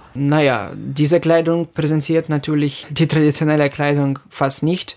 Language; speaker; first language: German; non-native, fluent; Ukrainian